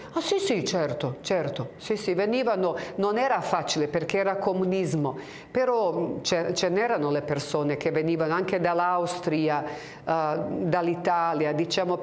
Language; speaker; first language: Italian; non-native, fluent; Croatian